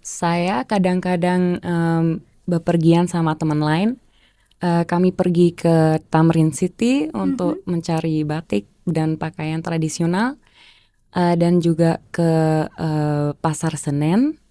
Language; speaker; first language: Indonesian; early bilingual, heritage; German